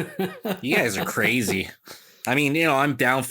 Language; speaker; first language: English; native; English